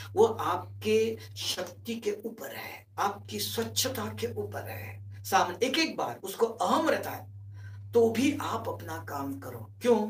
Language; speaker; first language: Hindi; native; Hindi